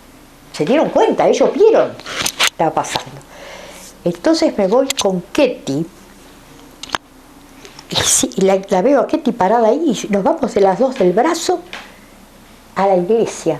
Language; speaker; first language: Spanish; native; Spanish